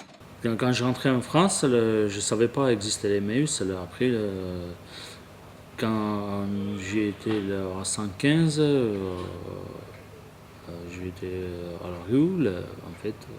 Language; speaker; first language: French; non-native, learner; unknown